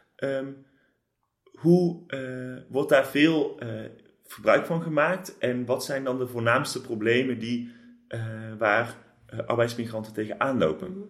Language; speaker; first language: Dutch; native; Dutch